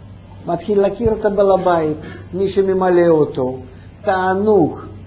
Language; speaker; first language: Hebrew; non-native, fluent; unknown